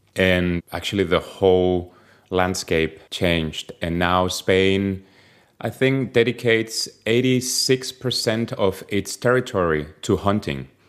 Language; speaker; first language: English; non-native, fluent; Spanish